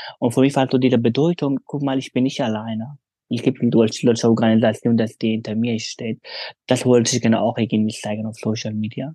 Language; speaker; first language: German; non-native, fluent; Pashto